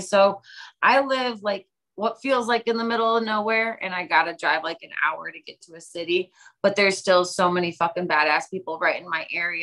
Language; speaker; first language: English; native; English